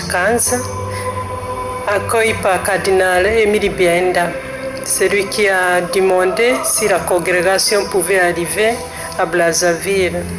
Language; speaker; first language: French; non-native, fluent; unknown